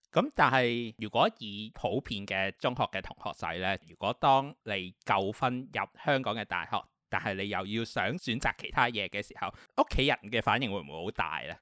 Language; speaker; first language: Cantonese; native; Cantonese